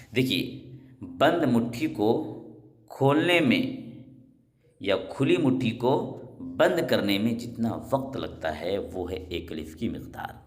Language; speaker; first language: Urdu; native; Urdu